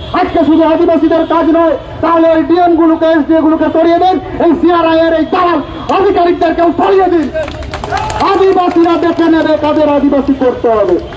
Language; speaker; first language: Bangla; non-native, local second language; Santali